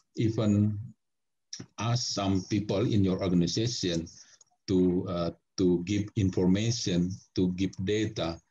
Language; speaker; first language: English; non-native, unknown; Indonesian